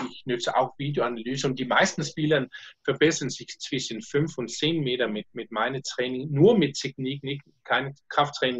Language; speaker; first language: German; non-native, learner; Danish